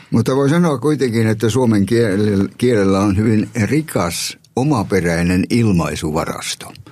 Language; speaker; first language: Finnish; native; Finnish